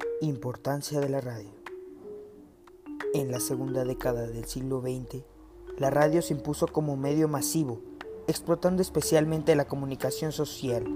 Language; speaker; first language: Spanish; native; Spanish